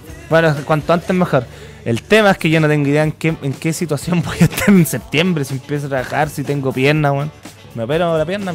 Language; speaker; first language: Spanish; native; Spanish